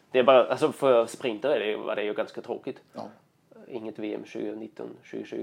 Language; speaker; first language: Swedish; non-native, fluent; German